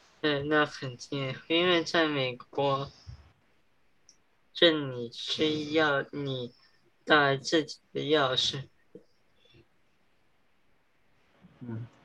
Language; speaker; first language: Chinese; early bilingual, heritage; English